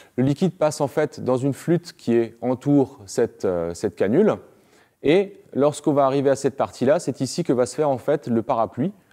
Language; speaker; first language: French; native; French